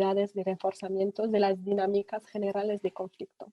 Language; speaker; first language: Spanish; non-native, fluent; French